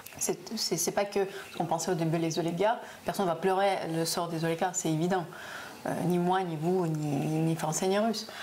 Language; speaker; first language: French; non-native, fluent; Russian